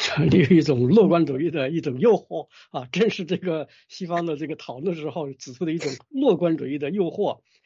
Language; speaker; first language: Chinese; native; Chinese